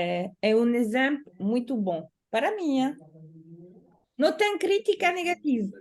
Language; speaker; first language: Portuguese; non-native, learner; Italian